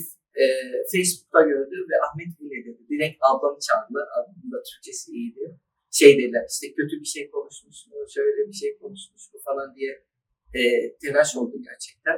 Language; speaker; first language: Turkish; early bilingual, other home language; Arabic